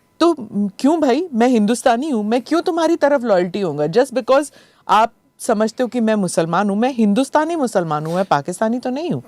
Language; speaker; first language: Hindi; native; Hindi